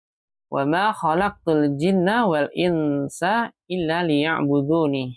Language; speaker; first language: Arabic; non-native, fluent; Indonesian